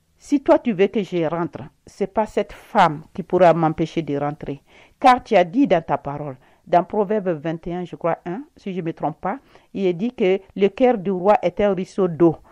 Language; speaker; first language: French; non-native, local second language; Bambara